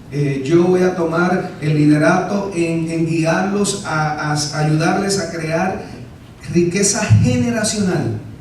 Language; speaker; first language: Spanish; native; Spanish